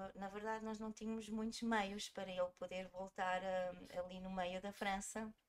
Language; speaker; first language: Portuguese; early bilingual, heritage; German